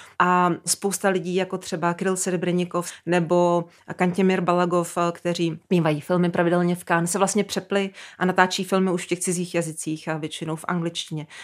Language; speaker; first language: Czech; native; Czech